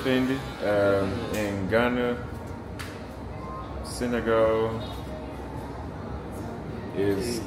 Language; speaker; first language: Spanish; non-native, learner; English